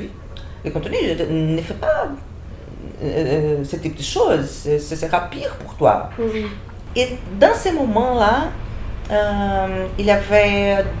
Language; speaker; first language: French; non-native, fluent; Portuguese